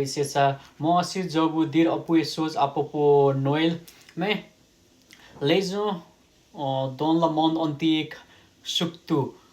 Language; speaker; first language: French; non-native, learner; Nepali